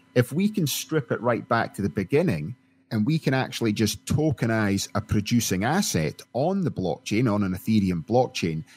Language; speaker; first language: English; native; English